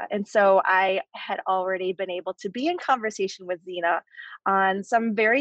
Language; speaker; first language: English; native; English